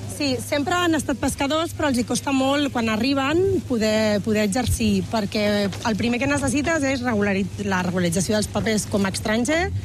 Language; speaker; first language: Catalan; native; Catalan